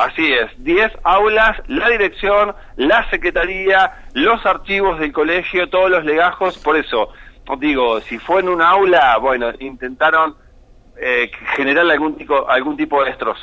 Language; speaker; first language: Spanish; native; Spanish